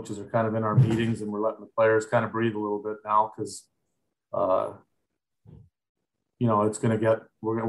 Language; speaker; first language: English; native; English